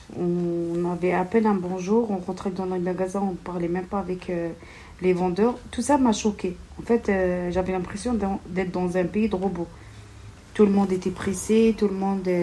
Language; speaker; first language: French; non-native, local second language; Kabyle